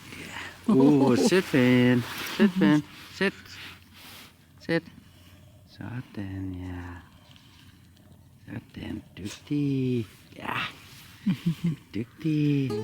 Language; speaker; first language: Danish; non-native, learner; Thai